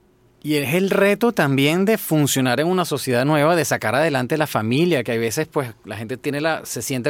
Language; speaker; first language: Spanish; native; Spanish